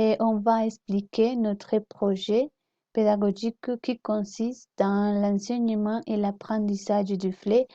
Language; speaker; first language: French; non-native, learner; Spanish